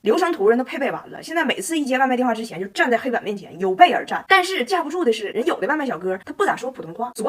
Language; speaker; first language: Chinese; native; Chinese